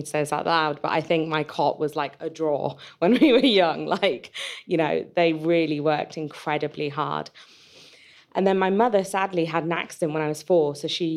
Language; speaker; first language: English; native; English